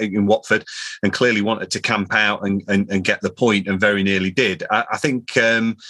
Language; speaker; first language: English; native; English